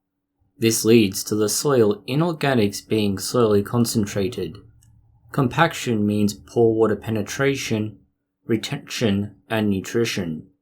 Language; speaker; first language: English; native; English